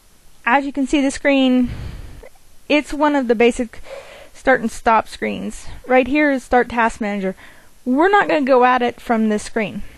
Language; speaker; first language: English; native; English